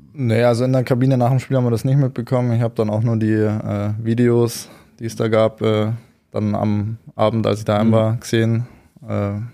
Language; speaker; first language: German; native; German